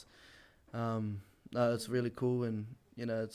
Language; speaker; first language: English; native; English